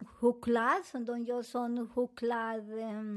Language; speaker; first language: Swedish; non-native, learner; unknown